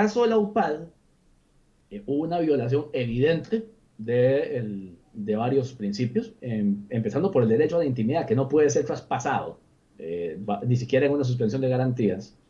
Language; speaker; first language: Spanish; native; Spanish